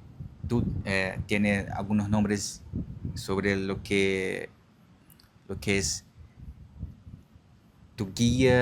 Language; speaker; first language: Spanish; non-native, learner; Portuguese